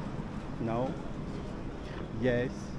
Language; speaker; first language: English; non-native, learner; Persian